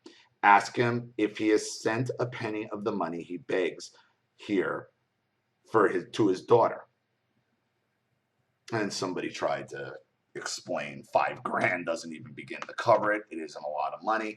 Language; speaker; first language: English; native; English